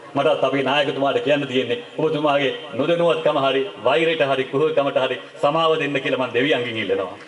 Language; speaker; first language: Sinhala; non-native, local second language; Tamil